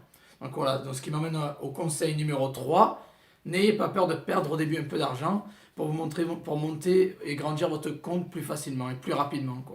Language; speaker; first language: French; native; French